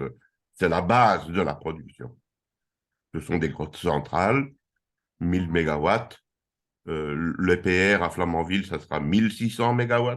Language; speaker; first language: French; native; French